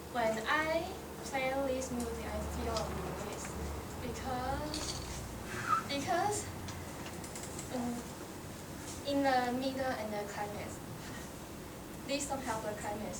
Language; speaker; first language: English; non-native, learner; Chinese